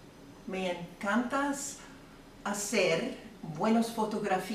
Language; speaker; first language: Spanish; non-native, learner; English